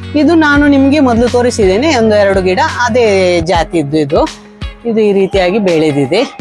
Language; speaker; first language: Kannada; non-native, local second language; Tulu